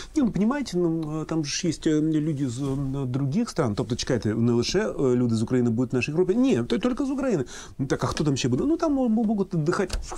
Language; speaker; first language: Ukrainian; non-native, local second language; Russian